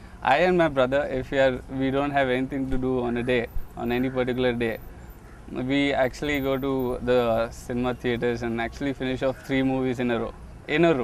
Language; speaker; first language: English; non-native, local second language; Telugu